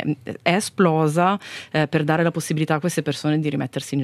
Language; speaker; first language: Italian; native; Italian